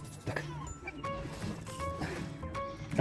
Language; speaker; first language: Russian; native; Russian